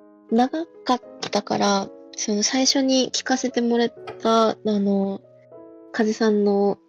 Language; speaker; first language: Japanese; native; Japanese